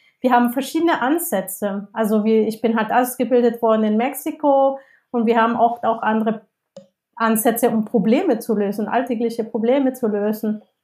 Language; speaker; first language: German; non-native, fluent; Spanish